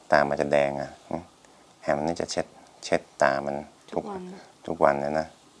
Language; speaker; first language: Thai; non-native, fluent; Norwegian